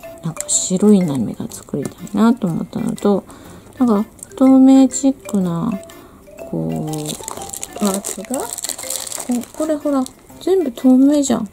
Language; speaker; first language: Japanese; native; Japanese